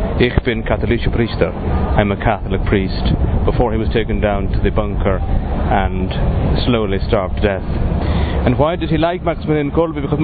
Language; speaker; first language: English; native; English